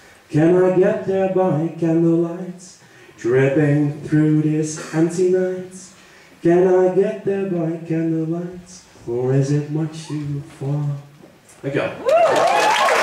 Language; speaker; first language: English; non-native, fluent; Dutch